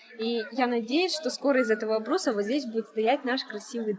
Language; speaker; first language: Russian; native; Russian